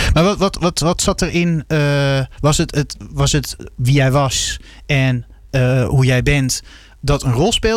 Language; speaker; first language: Dutch; native; Dutch